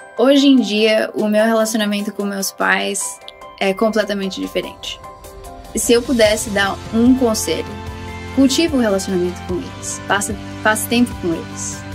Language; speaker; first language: Portuguese; early bilingual, heritage; Portuguese